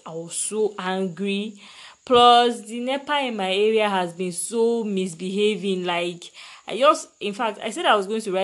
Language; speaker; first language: English; non-native, local second language; Yoruba